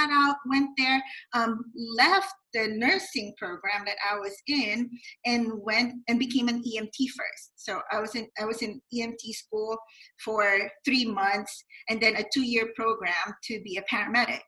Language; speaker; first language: English; non-native, local second language; Filipino